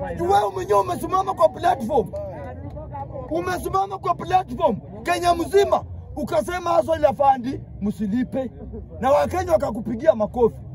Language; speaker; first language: Swahili; non-native, local second language; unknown